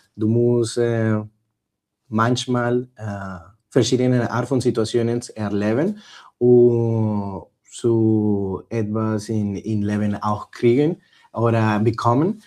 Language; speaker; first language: German; non-native, learner; Spanish